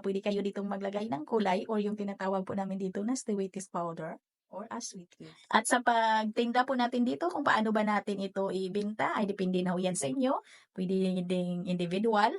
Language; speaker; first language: Filipino; non-native, local second language; Cebuano